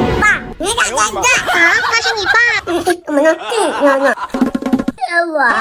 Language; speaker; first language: Chinese; native; Chinese